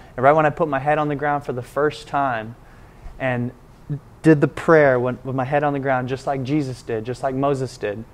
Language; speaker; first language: English; native; English